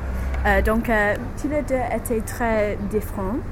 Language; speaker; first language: French; non-native, learner; English